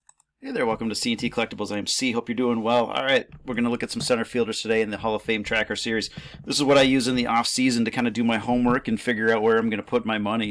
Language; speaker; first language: English; native; English